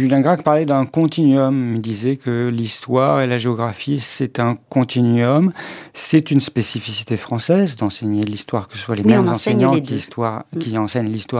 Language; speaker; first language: French; native; French